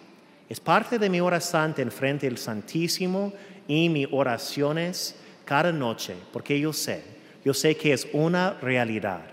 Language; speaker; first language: Spanish; non-native, fluent; English